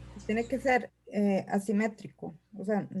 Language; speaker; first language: Spanish; native; Spanish